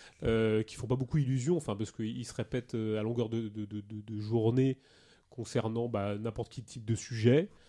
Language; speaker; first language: French; native; French